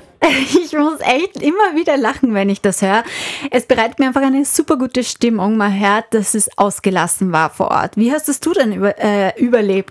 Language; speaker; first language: German; native; German